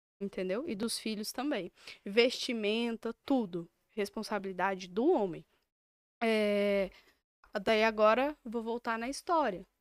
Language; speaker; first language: Portuguese; native; Portuguese